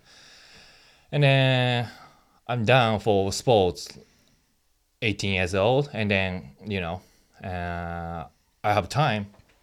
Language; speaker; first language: English; non-native, learner; Japanese